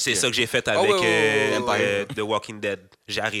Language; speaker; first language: French; native; French